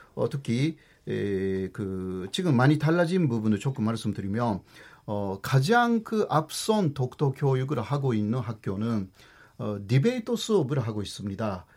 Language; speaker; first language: Korean; non-native, fluent; Japanese